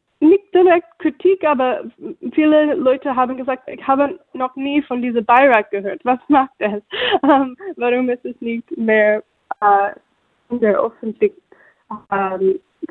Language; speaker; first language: German; non-native, fluent; English